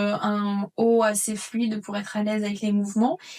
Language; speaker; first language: French; native; French